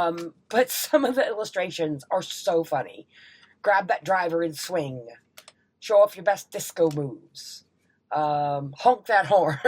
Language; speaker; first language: English; native; English